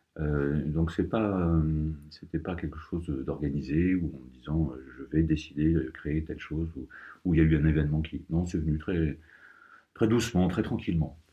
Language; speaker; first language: French; native; French